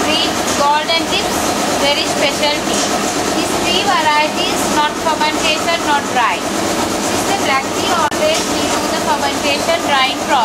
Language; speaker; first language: English; non-native, local second language; Sinhala